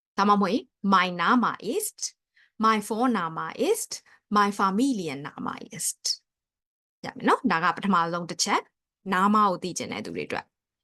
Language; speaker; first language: Burmese; native; Burmese